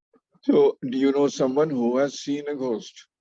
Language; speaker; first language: English; non-native, fluent; Hindi